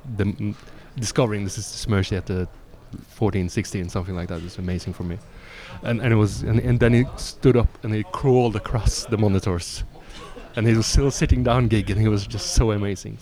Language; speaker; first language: English; non-native, fluent; Norwegian